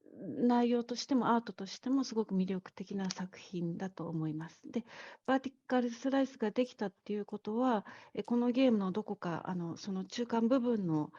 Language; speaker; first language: Japanese; native; Japanese